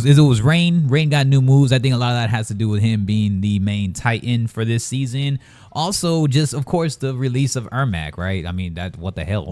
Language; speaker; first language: English; native; English